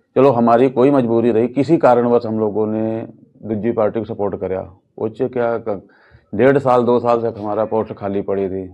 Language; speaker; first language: Hindi; non-native, local second language; Punjabi